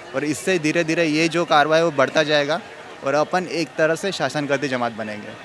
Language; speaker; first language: Hindi; non-native, local second language; Marathi